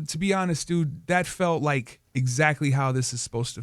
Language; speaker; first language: English; native; English